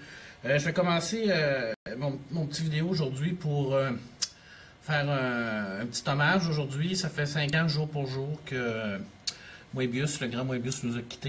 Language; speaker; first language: French; native; French